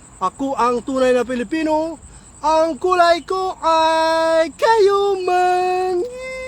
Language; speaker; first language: Filipino; non-native, local second language; Waray